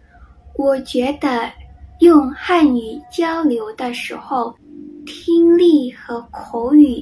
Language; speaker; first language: Chinese; non-native, fluent; Indonesian